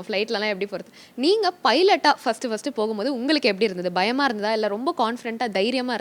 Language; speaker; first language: Tamil; native; Tamil